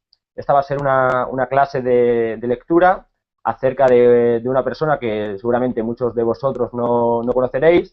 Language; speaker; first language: Spanish; native; Spanish